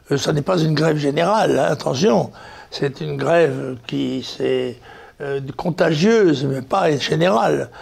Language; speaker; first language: French; native; French